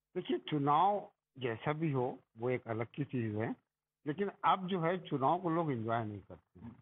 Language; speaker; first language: Hindi; native; Hindi